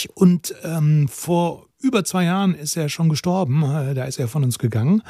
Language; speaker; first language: German; native; German